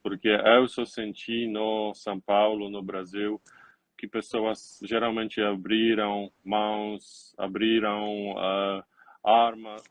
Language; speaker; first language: Portuguese; non-native, learner; Polish